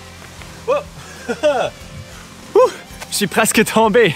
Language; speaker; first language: French; non-native, local second language; English